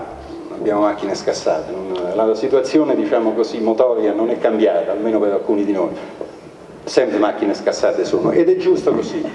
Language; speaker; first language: Italian; native; Italian